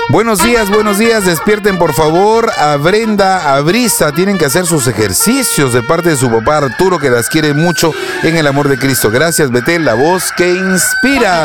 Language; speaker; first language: Spanish; native; Spanish